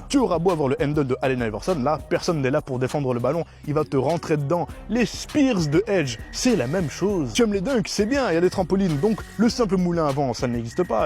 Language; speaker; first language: French; native; French